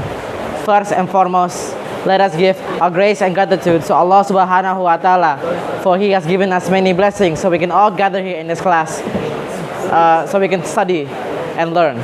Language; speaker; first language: English; non-native, fluent; Indonesian